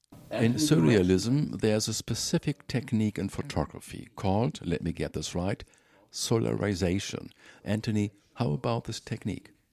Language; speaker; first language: English; non-native, fluent; German